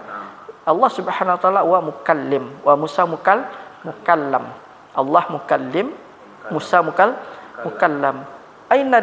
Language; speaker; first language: Arabic; non-native, fluent; Malay